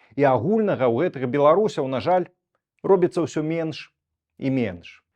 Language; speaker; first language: Belarusian; native; Belarusian